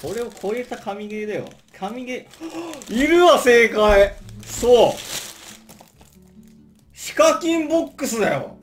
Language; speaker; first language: Japanese; native; Japanese